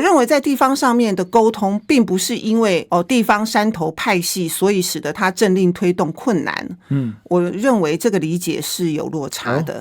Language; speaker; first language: Chinese; native; Chinese